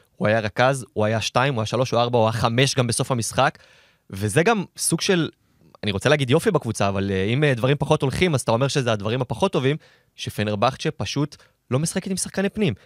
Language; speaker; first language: Hebrew; native; Hebrew